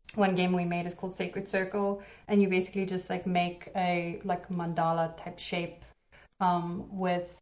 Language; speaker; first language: English; native; English